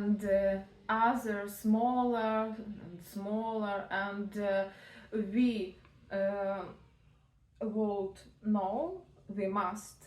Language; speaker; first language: English; non-native, learner; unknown